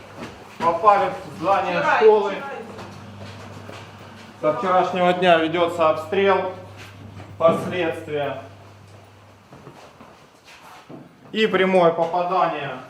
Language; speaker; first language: Russian; native; Russian